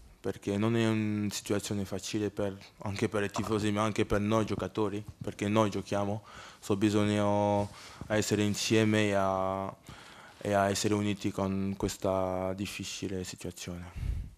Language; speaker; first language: Italian; non-native, learner; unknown